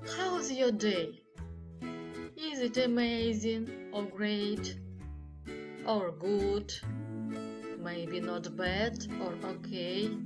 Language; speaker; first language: English; non-native, fluent; Ukrainian